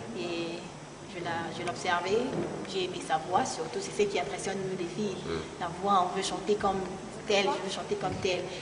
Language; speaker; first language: French; non-native, local second language; Swahili